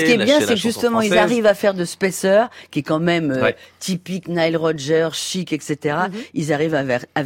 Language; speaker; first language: French; native; French